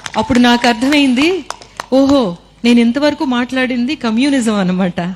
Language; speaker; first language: Telugu; native; Telugu